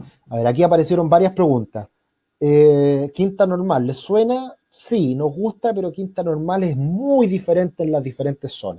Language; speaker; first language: Spanish; native; Spanish